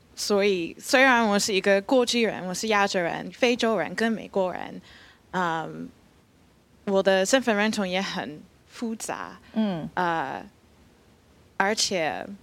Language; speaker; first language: Chinese; non-native, fluent; English